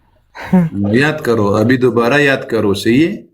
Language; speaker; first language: Hindi; non-native, learner; Pashto